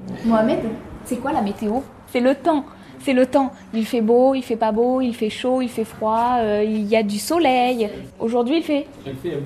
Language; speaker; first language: French; native; French